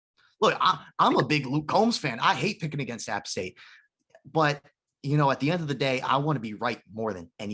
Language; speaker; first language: English; native; English